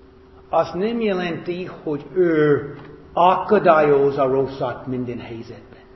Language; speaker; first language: Hungarian; non-native, fluent; English